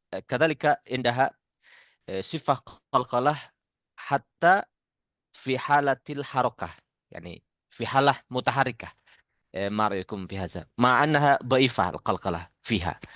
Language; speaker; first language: Arabic; non-native, fluent; Indonesian